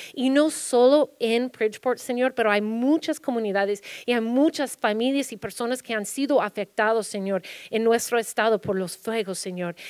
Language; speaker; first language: Spanish; early bilingual, heritage; Spanish